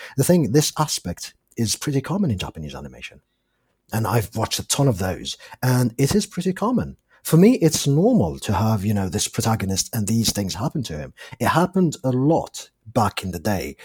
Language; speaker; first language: English; non-native, fluent; Arabic